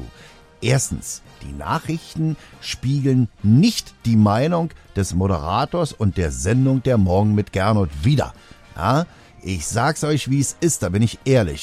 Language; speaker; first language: German; native; German